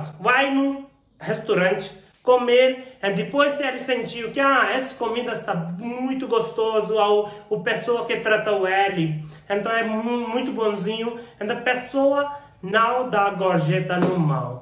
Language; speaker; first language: Portuguese; non-native, learner; Hindi